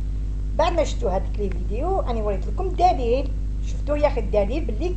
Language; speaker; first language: Arabic; native; Arabic